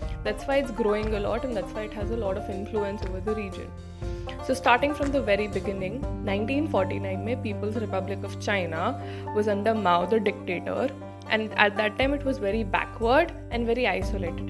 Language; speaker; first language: English; non-native, local second language; Hindi